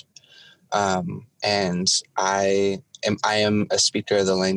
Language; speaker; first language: English; native; English